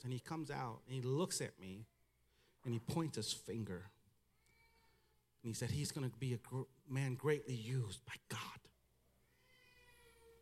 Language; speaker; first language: English; early bilingual, other home language; Spanish